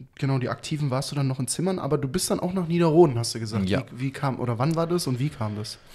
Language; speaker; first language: German; native; German